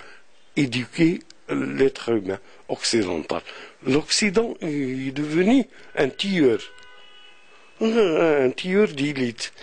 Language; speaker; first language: French; non-native, local second language; Arabic